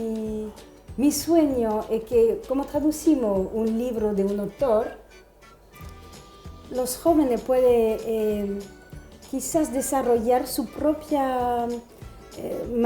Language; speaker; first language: Spanish; non-native, fluent; French